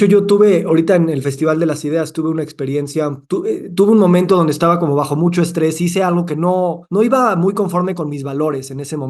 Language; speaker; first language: Spanish; native; Spanish